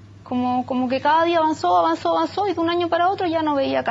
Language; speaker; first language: Spanish; native; Spanish